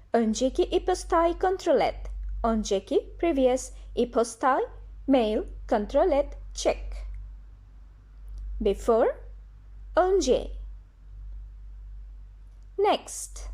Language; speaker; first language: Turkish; non-native, fluent; Bangla